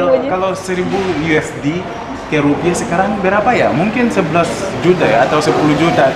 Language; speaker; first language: Indonesian; non-native, fluent; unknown